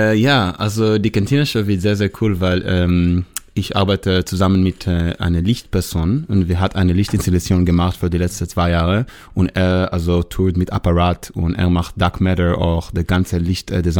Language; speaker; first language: German; non-native, learner; Hebrew